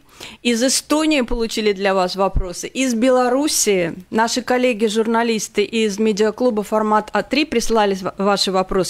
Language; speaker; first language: Russian; native; Russian